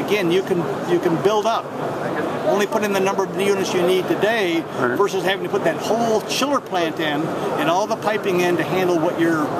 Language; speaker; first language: English; native; English